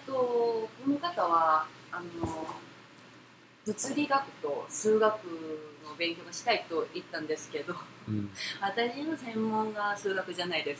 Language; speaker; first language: Japanese; non-native, fluent; Korean